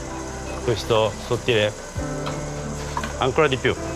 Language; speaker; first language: Italian; non-native, learner; Japanese